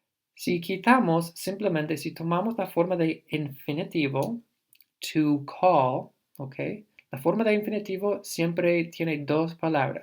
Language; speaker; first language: Spanish; non-native, fluent; English